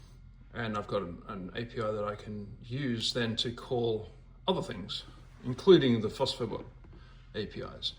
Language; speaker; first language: English; native; English